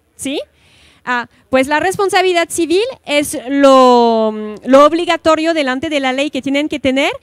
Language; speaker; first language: Spanish; non-native, fluent; French